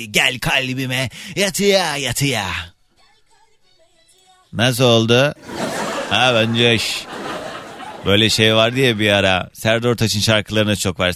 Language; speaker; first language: Turkish; native; Turkish